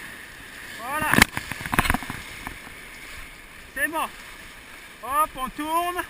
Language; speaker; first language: French; native; French